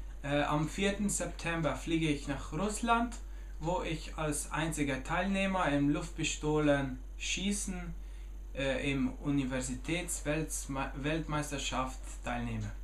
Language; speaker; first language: German; non-native, fluent; Slovenian